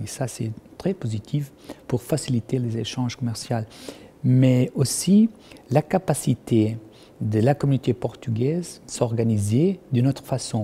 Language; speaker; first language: French; non-native, fluent; Portuguese